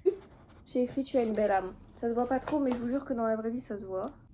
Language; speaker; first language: French; native; French